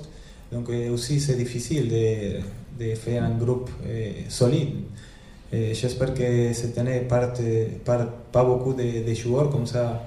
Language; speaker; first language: French; non-native, learner; Spanish